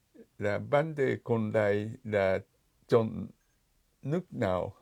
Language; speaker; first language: Vietnamese; non-native, fluent; Japanese